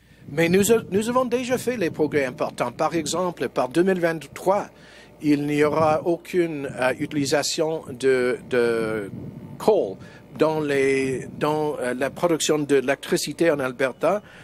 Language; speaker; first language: French; non-native, fluent; English